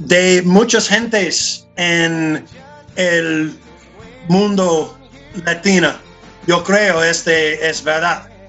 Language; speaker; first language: Spanish; non-native, learner; English